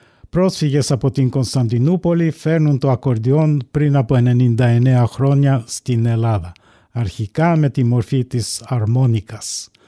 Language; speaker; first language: Greek; native; Greek